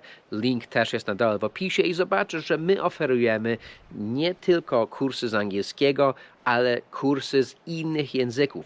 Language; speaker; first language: Polish; non-native, fluent; English